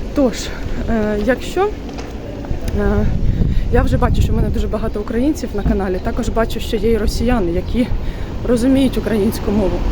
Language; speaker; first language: Ukrainian; non-native, local second language; Russian